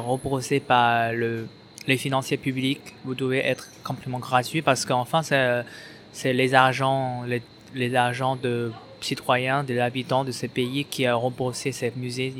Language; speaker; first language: French; non-native, fluent; Chinese